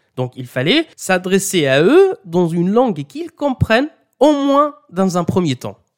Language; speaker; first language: French; non-native, fluent; Arabic